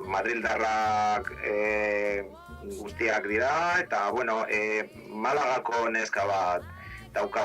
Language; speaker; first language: Basque; non-native, learner; Spanish